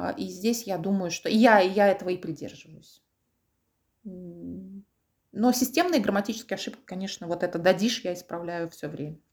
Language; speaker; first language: Russian; native; Russian